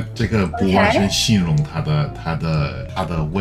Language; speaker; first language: Chinese; non-native, fluent; English